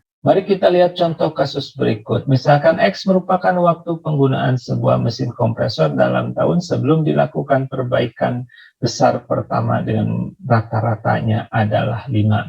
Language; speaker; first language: Indonesian; native; Indonesian